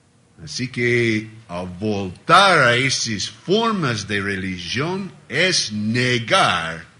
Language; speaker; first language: Spanish; non-native, learner; Portuguese